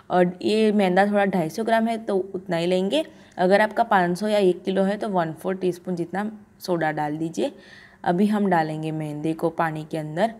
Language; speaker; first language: Hindi; non-native, local second language; Gujarati